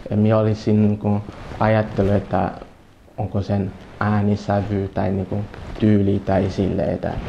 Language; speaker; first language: Finnish; non-native, learner; English